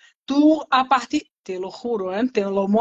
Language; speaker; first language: Spanish; non-native, learner; Portuguese